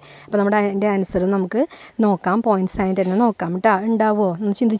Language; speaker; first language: Malayalam; native; Malayalam